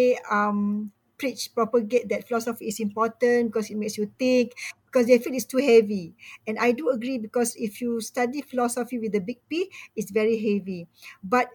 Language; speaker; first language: English; non-native, local second language; Malay